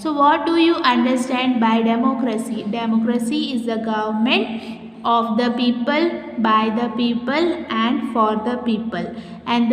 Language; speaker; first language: English; non-native, local second language; Hindi